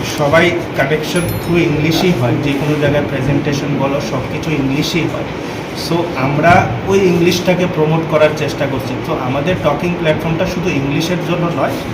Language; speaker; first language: Bangla; native; Bangla